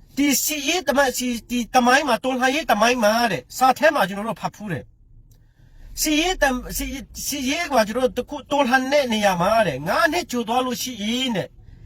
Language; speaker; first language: Burmese; non-native, local second language; Hakha Chin